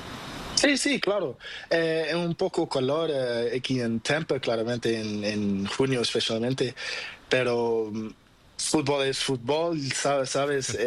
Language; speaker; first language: Spanish; non-native, learner; Portuguese